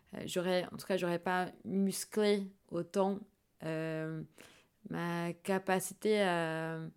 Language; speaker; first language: French; non-native, fluent; Portuguese